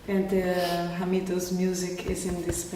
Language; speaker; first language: English; non-native, fluent; Portuguese